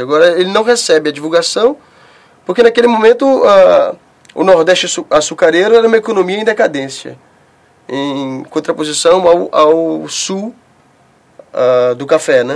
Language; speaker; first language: Portuguese; native; Portuguese